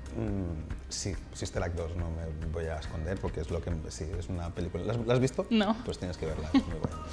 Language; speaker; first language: Spanish; native; Spanish